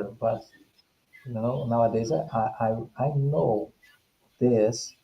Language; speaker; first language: English; non-native, fluent; Portuguese